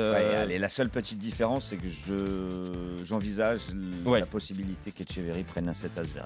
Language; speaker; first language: French; native; French